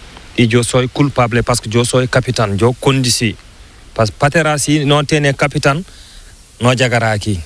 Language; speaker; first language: Spanish; non-native, learner; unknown